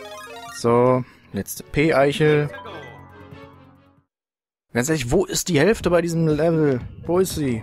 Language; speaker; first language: German; native; German